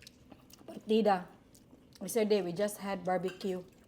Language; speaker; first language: English; non-native, local second language; Filipino